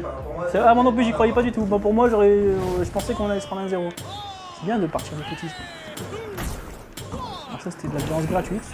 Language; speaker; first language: French; native; French